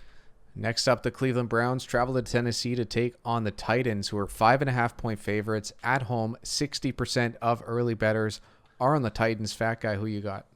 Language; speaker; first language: English; native; English